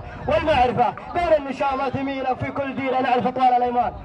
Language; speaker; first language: Arabic; native; Arabic